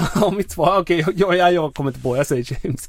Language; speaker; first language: Swedish; native; Swedish